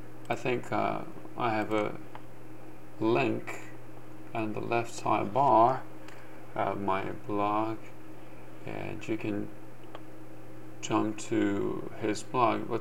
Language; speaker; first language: English; non-native, fluent; Japanese